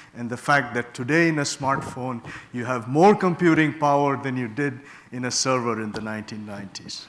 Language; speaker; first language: English; non-native, local second language; Bangla